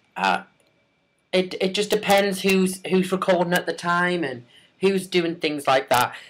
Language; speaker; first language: English; native; English